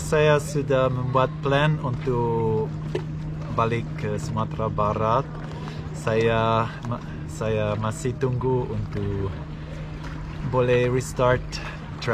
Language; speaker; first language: Indonesian; non-native, learner; Swiss German